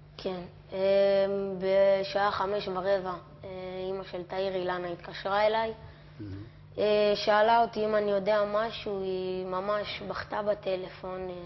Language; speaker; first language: Hebrew; native; Hebrew